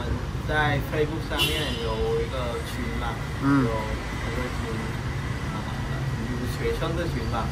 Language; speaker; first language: Chinese; non-native, learner; Vietnamese